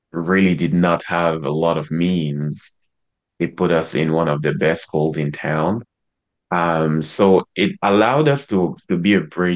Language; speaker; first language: English; non-native, local second language; French